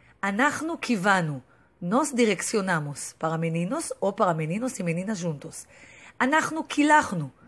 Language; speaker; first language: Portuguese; non-native, fluent; Hebrew